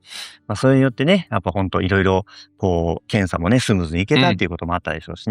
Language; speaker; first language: Japanese; native; Japanese